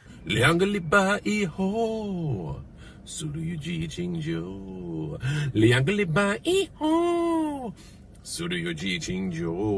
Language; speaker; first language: Chinese; non-native, learner; English